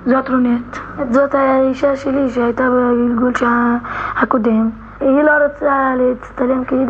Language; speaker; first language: Hebrew; non-native, local second language; Arabic